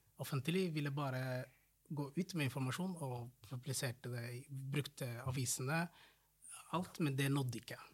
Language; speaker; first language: Norwegian; non-native, fluent; Somali